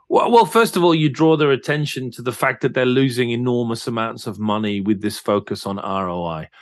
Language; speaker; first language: English; native; English